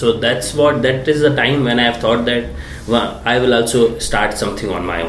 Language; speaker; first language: English; non-native, local second language; Hindi